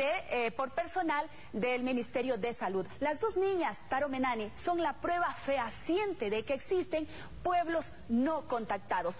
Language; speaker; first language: Spanish; native; Spanish